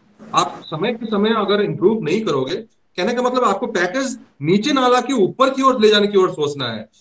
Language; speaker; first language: Hindi; native; Hindi